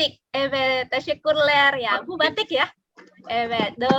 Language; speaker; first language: Turkish; non-native, learner; Indonesian